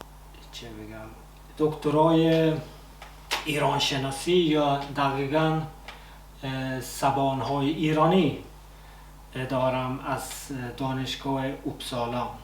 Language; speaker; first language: Persian; non-native, fluent; Swedish